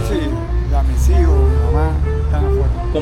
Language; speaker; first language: Spanish; native; Spanish